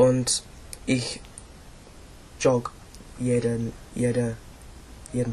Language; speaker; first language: German; non-native, learner; English